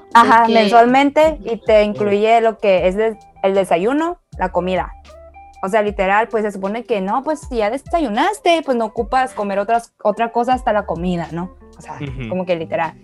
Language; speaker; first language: Spanish; early bilingual, other home language; Chinese